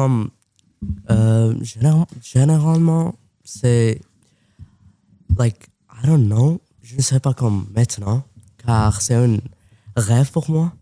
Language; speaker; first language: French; non-native, local second language; English